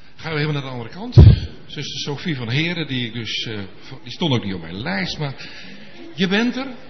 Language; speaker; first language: Dutch; native; Dutch